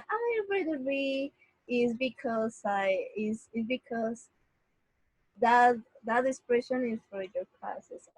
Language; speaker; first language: English; non-native, learner; Spanish